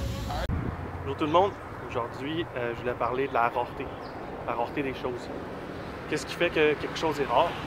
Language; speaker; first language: French; native; French